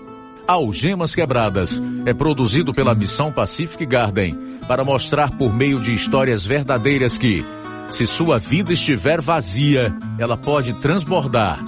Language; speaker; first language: Portuguese; native; Portuguese